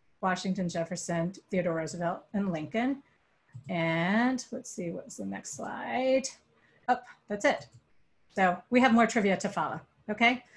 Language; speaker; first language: English; native; English